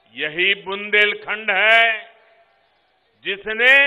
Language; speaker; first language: Hindi; non-native, local second language; Gujarati